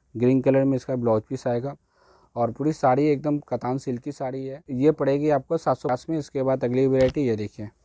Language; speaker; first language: Hindi; native; Hindi